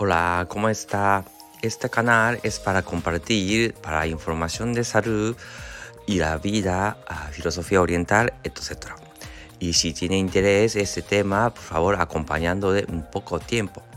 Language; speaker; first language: Spanish; non-native, learner; Japanese